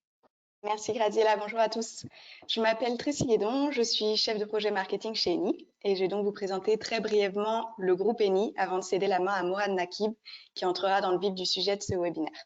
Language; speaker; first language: French; native; French